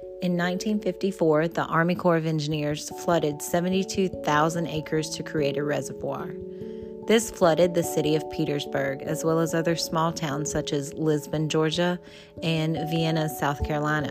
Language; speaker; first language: English; native; English